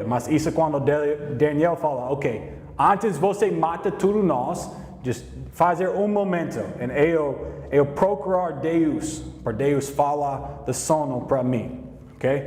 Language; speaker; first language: Portuguese; non-native, learner; English